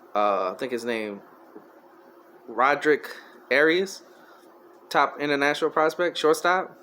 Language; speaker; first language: English; native; English